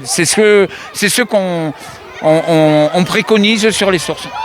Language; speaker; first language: French; native; French